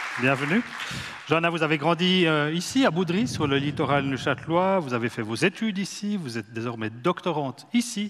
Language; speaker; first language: French; native; French